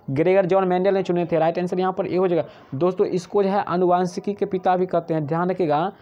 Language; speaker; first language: Hindi; native; Hindi